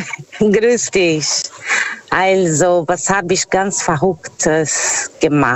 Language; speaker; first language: German; non-native, fluent; Portuguese